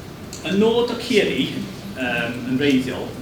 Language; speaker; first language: Welsh; non-native, learner; English